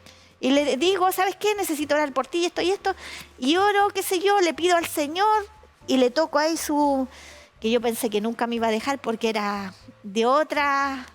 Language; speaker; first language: Spanish; native; Spanish